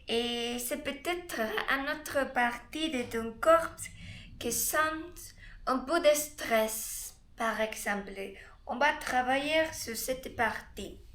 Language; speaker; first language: French; non-native, learner; Spanish